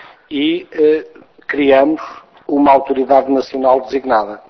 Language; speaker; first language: Portuguese; native; Portuguese